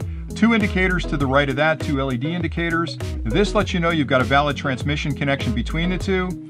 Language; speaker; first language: English; native; English